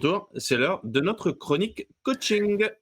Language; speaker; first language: French; native; French